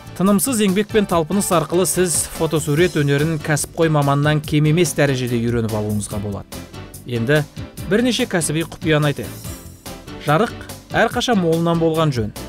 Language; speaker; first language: Kazakh; native; Kazakh